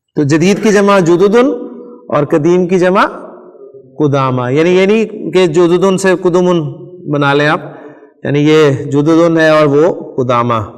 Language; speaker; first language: Urdu; non-native, local second language; Punjabi